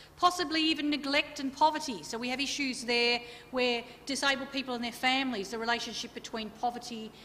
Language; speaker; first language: English; native; English